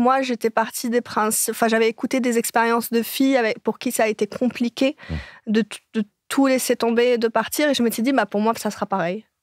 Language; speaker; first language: French; non-native, local second language; Arabic